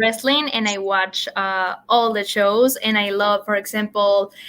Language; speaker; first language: English; non-native, learner; Spanish